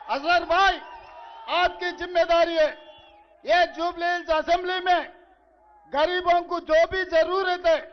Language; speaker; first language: Hindi; non-native, local second language; Telugu